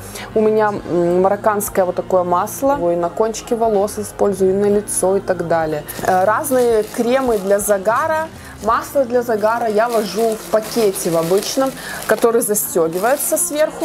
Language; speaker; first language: Russian; native; Russian